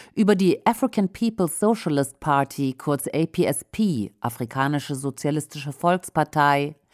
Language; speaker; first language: German; native; German